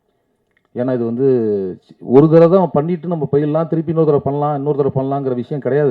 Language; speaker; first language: Tamil; native; Tamil